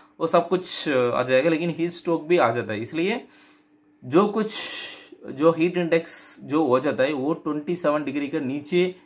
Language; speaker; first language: Hindi; non-native, local second language; Tamil